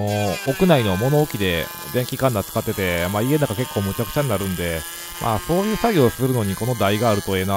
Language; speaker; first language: Japanese; native; Japanese